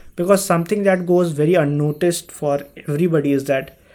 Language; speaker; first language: English; non-native, local second language; Hindi